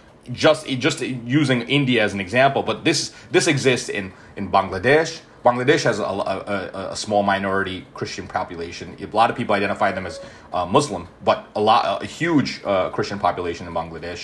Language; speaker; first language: English; early bilingual, other home language; Malayalam